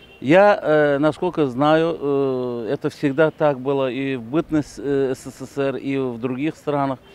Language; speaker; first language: Russian; non-native, local second language; Azerbaijani